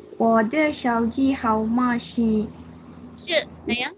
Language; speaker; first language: Chinese; non-native, learner; Malay